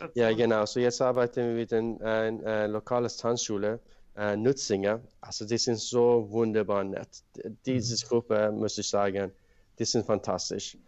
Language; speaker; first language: German; non-native, learner; Swedish